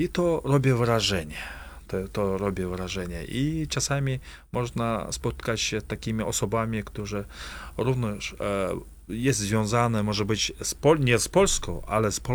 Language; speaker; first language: Polish; non-native, fluent; Kazakh